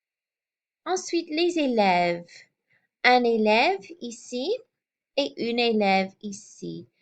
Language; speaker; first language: French; non-native, fluent; English